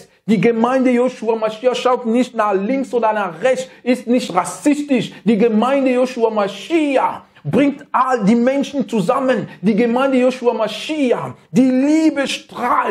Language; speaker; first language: German; non-native, learner; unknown